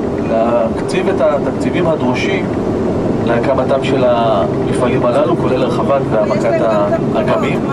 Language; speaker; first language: Hebrew; native; Hebrew